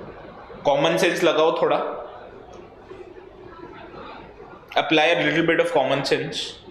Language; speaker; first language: English; non-native, local second language; Hindi